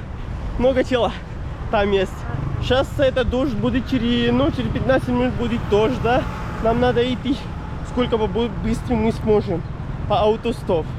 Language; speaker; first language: Russian; non-native, local second language; Kyrgyz